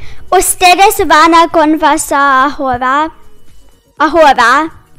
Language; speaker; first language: Spanish; non-native, learner; English